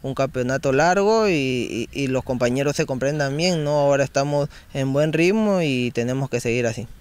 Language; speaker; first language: Spanish; native; Spanish